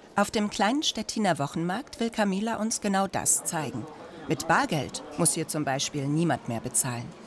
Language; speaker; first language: German; native; German